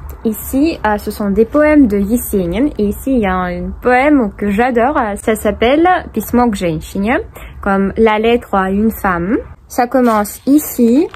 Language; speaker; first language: French; non-native, fluent; Russian